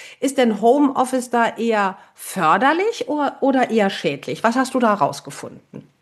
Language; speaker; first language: German; native; German